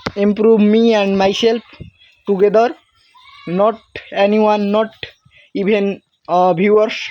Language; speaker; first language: English; non-native, learner; Nepali